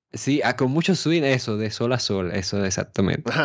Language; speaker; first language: Spanish; native; Spanish